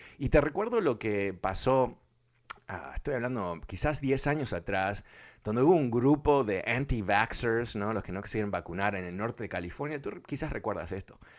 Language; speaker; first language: Spanish; early bilingual, other home language; English